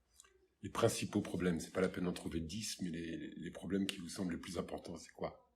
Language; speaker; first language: French; native; French